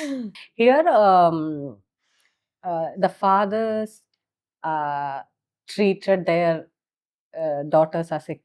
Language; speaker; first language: English; non-native, local second language; Malayalam